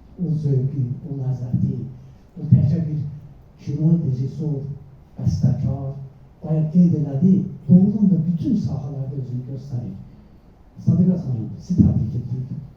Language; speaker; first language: Azerbaijani; non-native, local second language; Talysh